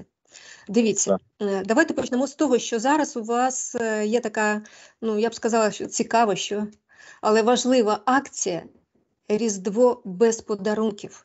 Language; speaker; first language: Ukrainian; native; Ukrainian